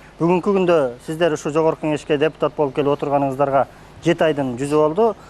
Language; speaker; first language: Kyrgyz; native; Kyrgyz